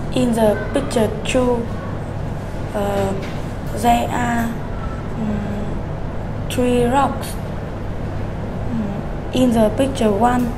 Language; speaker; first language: English; non-native, learner; Vietnamese